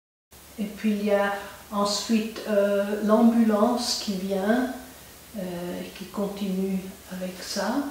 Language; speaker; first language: French; non-native, local second language; German